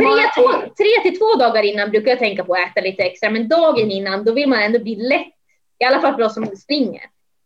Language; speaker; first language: Swedish; native; Swedish